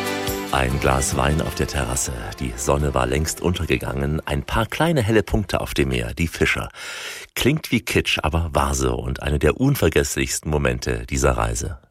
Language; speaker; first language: German; native; German